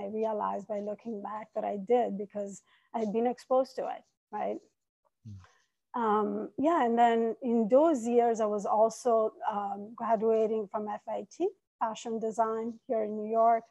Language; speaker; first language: English; non-native, fluent; Italian